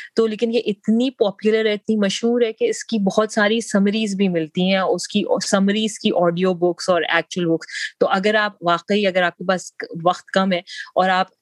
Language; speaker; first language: Urdu; native; Urdu